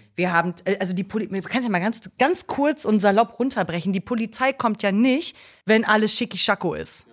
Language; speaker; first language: German; native; German